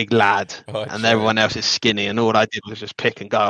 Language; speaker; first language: English; native; English